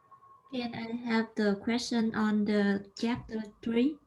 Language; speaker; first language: English; non-native, learner; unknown